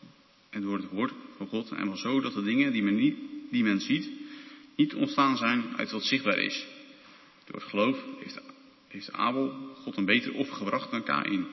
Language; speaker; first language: Dutch; native; Dutch